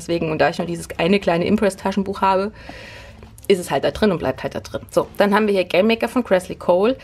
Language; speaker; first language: German; native; German